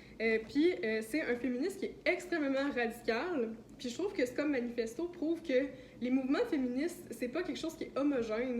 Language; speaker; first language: French; native; French